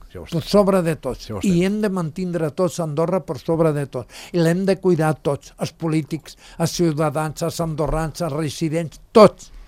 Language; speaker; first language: Catalan; non-native, local second language; Spanish